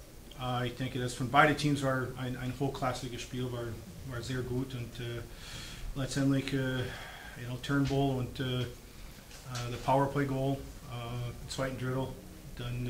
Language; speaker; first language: German; non-native, fluent; English